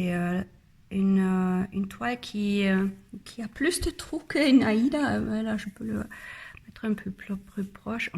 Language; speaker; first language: French; non-native, learner; German